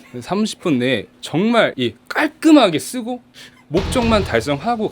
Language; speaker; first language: Korean; native; Korean